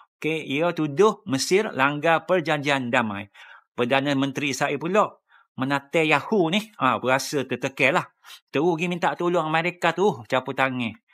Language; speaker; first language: Malay; native; Malay